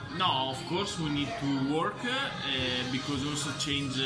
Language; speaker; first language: English; non-native, fluent; Italian